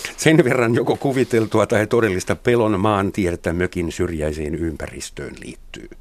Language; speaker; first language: Finnish; non-native, fluent; German